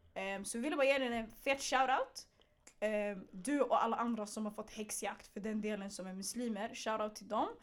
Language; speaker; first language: Swedish; early bilingual, other home language; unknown